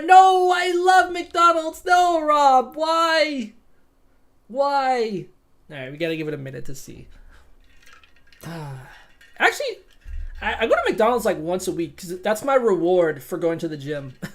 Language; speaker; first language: English; native; English